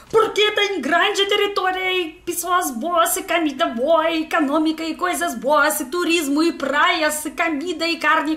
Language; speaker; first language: Portuguese; non-native, learner; Russian